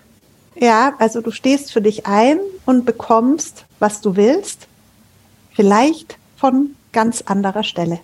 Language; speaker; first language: German; native; German